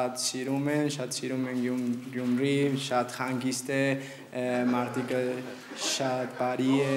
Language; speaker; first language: Armenian; non-native, learner; Spanish